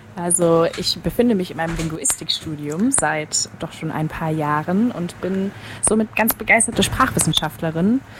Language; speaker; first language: German; native; German